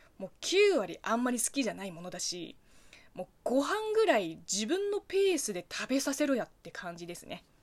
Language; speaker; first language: Japanese; non-native, fluent; Chinese